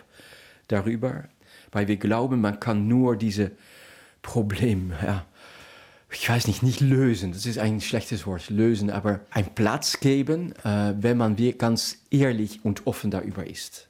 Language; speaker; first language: German; non-native, fluent; Dutch